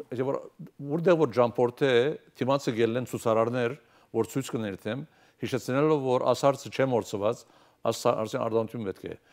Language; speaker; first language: Armenian; early bilingual, heritage; Armenian